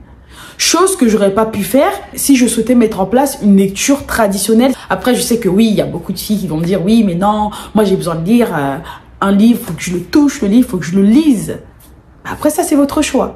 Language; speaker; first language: French; native; French